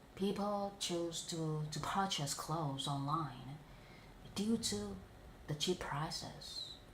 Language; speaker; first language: English; non-native, fluent; Vietnamese